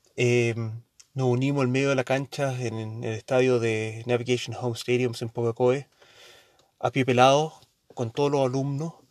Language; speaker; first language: Spanish; early bilingual, heritage; Spanish